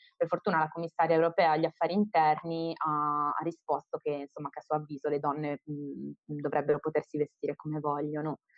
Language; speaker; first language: Italian; native; Italian